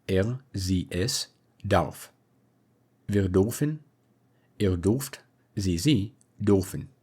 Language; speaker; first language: German; non-native, fluent; English